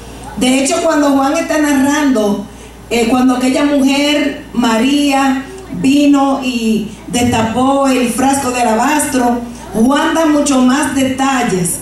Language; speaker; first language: Spanish; native; Spanish